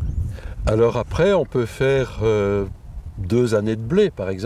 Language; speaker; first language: French; native; French